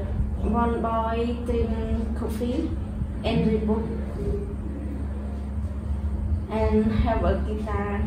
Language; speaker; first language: English; non-native, learner; Khmer